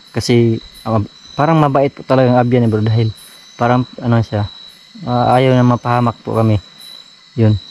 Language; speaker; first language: Filipino; non-native, local second language; Cebuano